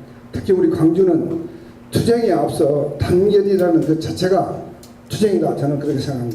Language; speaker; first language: Korean; native; Korean